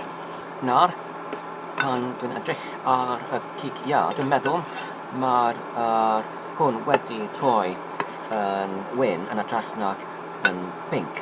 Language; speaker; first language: Welsh; non-native, learner; Polish